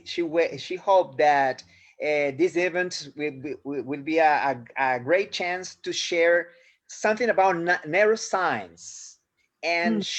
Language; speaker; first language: English; non-native, fluent; Spanish